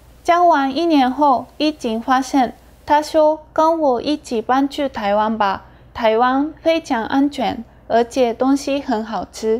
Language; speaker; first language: Chinese; non-native, fluent; Japanese